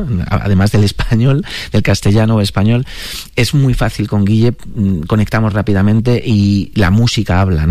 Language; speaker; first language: Spanish; native; Spanish